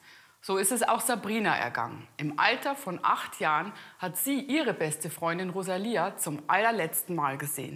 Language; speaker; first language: German; native; German